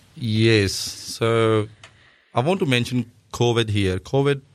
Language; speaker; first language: English; non-native, local second language; Punjabi